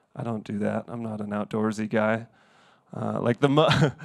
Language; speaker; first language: English; native; English